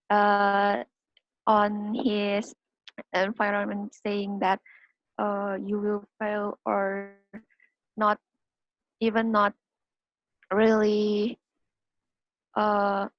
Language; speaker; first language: English; non-native, learner; Indonesian